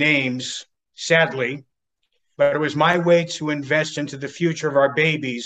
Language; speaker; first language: English; native; English